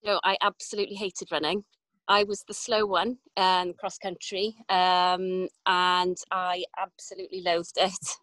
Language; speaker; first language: English; native; English